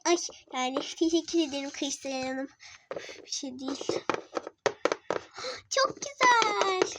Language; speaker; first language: Turkish; native; Turkish